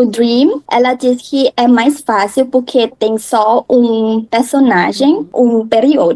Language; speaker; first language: Portuguese; non-native, learner; Thai